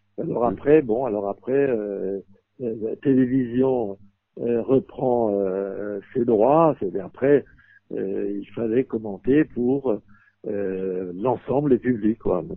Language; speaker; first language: French; native; French